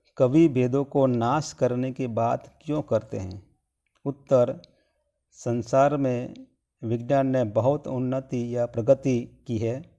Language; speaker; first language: Hindi; non-native, local second language; Gujarati